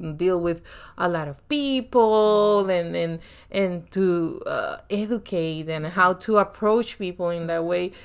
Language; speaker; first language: English; non-native, fluent; Spanish